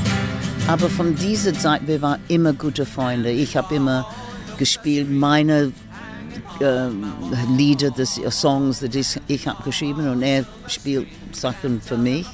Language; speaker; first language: German; non-native, learner; English